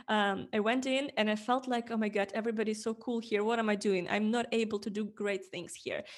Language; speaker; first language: English; non-native, fluent; Ukrainian